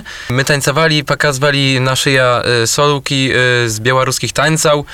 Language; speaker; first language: Polish; non-native, local second language; Belarusian